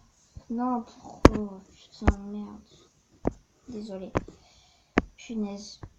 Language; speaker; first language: French; native; French